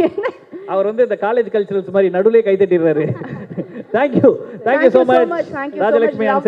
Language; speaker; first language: Tamil; native; Tamil